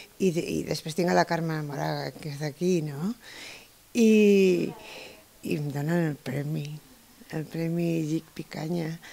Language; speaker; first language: Catalan; non-native, local second language; Spanish